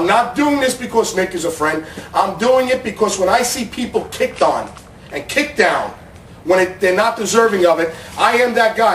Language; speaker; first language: English; native; English